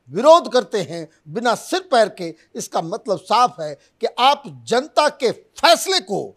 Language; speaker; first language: Hindi; native; Hindi